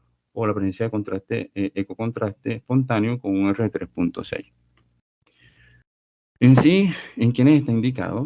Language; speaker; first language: Spanish; native; Spanish